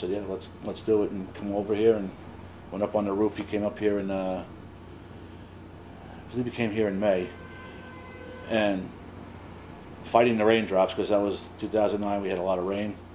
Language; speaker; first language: English; native; English